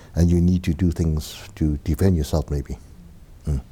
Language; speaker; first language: English; native; English